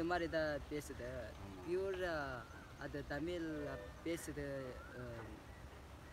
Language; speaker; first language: Tamil; non-native, learner; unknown